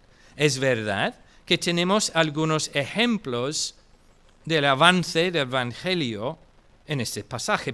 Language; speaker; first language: Spanish; non-native, fluent; English